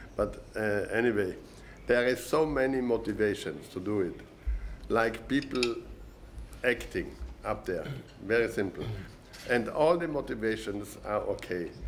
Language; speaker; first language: English; non-native, fluent; German